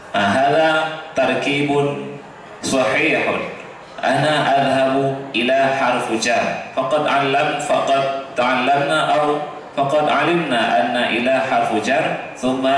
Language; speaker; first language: Arabic; non-native, fluent; Indonesian